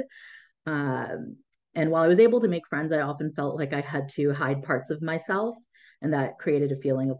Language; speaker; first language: English; early bilingual, other home language; Tamil